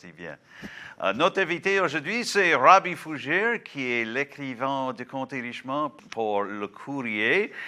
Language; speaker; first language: French; non-native, local second language; English